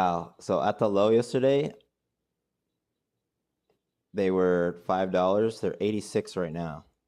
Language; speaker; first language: English; native; English